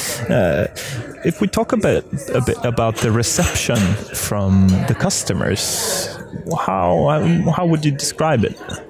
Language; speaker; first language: English; non-native, fluent; Swedish